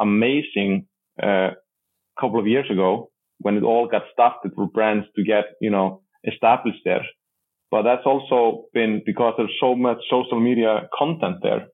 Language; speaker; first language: English; non-native, fluent; Icelandic